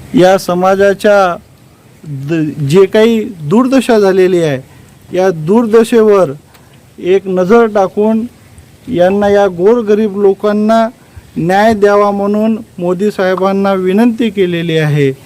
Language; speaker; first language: Marathi; non-native, local second language; Lambadi